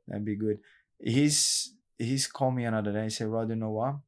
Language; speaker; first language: English; non-native, learner; Portuguese